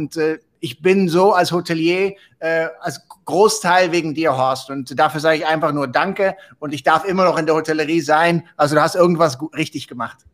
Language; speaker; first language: German; native; German